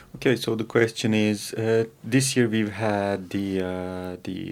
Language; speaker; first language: English; non-native, fluent; Turkish